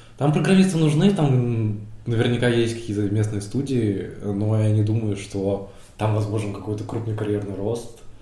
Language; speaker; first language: Russian; native; Russian